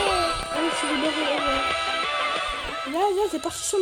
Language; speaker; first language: French; native; French